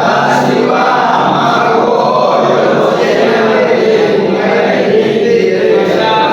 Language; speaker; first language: Japanese; non-native, learner; Indonesian